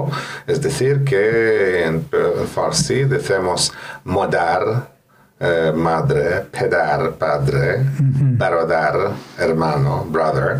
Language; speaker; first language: Spanish; non-native, fluent; Russian